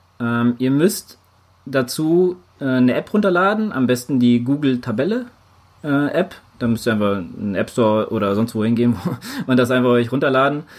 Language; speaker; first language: German; native; German